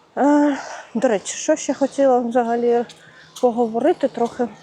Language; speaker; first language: Ukrainian; non-native, local second language; Russian